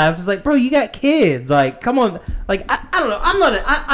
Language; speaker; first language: English; native; English